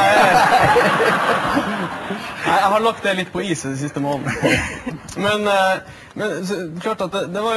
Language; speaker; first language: Norwegian; native; Norwegian